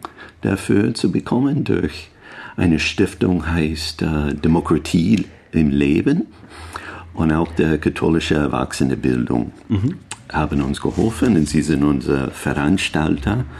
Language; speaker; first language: German; non-native, learner; English